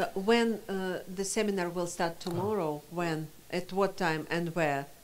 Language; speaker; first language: English; non-native, learner; Russian